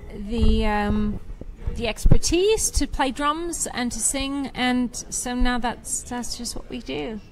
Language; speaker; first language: English; native; English